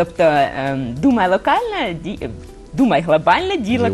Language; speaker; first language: Ukrainian; non-native, local second language; Russian